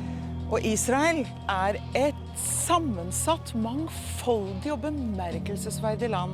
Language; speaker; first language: Norwegian; early bilingual, heritage; Norwegian